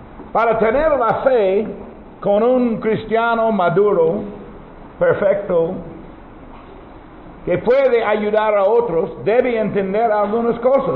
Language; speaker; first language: Spanish; non-native, learner; English